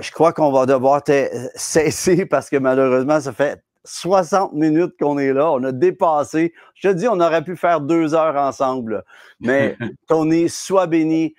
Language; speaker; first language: French; native; French